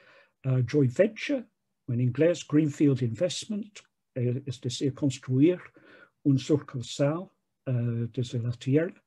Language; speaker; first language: Spanish; non-native, fluent; English